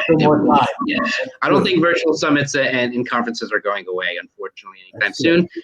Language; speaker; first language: English; native; English